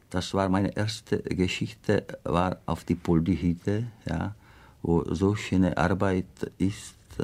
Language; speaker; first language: German; non-native, fluent; Czech